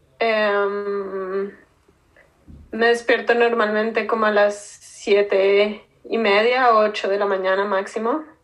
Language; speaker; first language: Spanish; native; Spanish